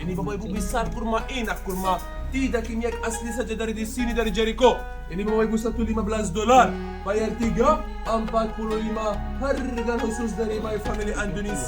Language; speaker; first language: Indonesian; non-native, learner; Arabic